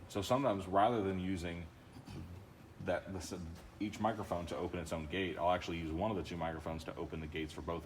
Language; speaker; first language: English; native; English